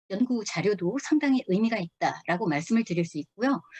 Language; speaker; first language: Korean; native; Korean